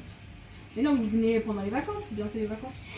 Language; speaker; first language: French; native; French